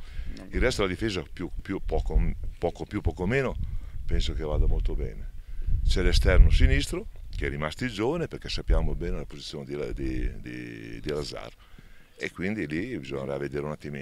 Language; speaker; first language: Italian; native; Italian